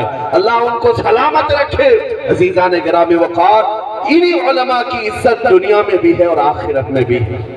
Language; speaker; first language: Urdu; native; Urdu